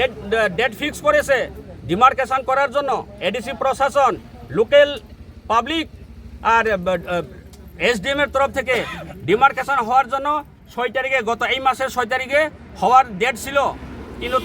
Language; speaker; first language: Bangla; non-native, local second language; Kok Borok